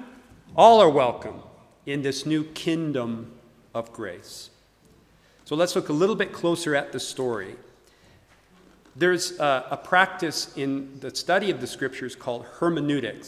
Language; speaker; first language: English; native; English